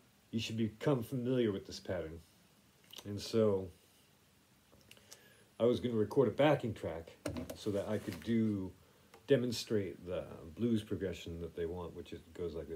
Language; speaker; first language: English; native; English